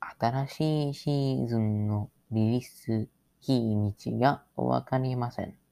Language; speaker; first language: Japanese; non-native, learner; English